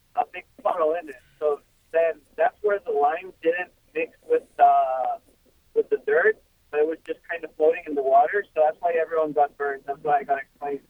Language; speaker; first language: English; non-native, fluent; Spanish